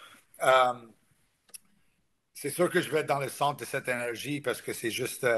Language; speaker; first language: French; non-native, local second language; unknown